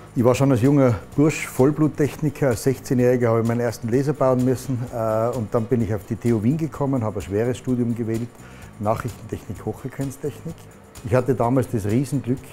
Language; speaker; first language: German; native; German